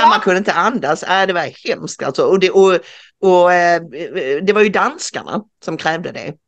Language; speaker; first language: Swedish; native; Swedish